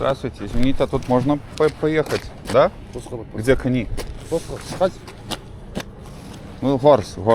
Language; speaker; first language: Russian; non-native, learner; Lithuanian